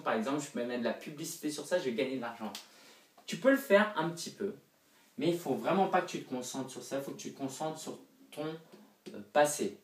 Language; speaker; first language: French; native; French